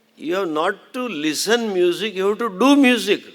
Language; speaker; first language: English; non-native, local second language; Gujarati